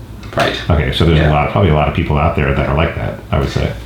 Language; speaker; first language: English; native; English